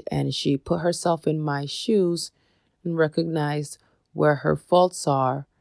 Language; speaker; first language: English; native; English